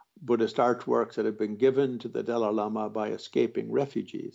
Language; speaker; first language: English; native; English